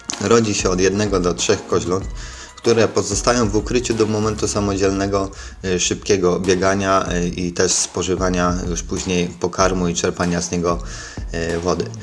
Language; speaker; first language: Polish; native; Polish